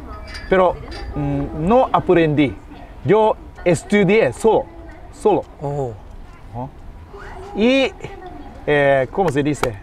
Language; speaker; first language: Spanish; non-native, fluent; Japanese